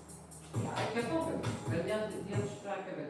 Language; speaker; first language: Dutch; native; Dutch